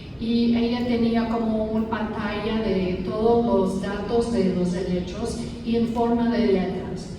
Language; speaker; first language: Spanish; non-native, fluent; English